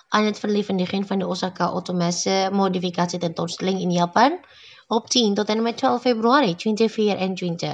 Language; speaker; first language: Dutch; non-native, fluent; Indonesian